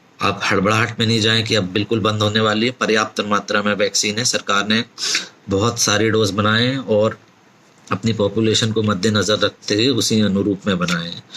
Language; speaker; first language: Hindi; native; Hindi